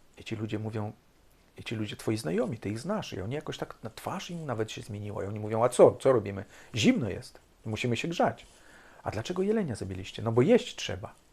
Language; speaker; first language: Polish; early bilingual, heritage; Polish